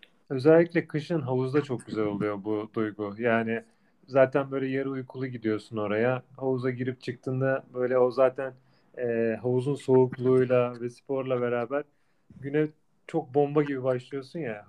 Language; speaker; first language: Turkish; native; Turkish